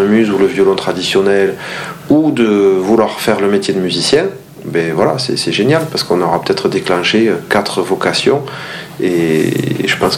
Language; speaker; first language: French; native; French